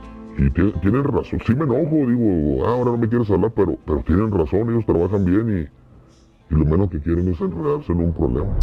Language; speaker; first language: Spanish; native; Spanish